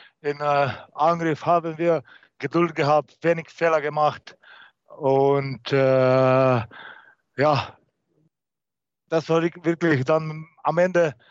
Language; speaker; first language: German; non-native, learner; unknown